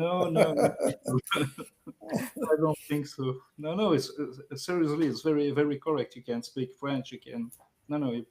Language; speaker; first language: English; non-native, learner; French